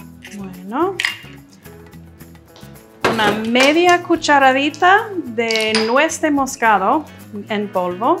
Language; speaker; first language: Spanish; non-native, fluent; English